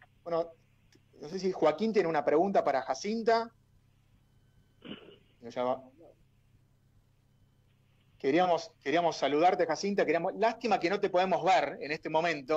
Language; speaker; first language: Spanish; native; Spanish